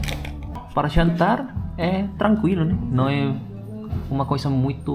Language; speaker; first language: Portuguese; non-native, learner; Indonesian